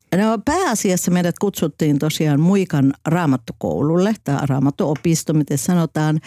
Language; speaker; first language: Finnish; native; Finnish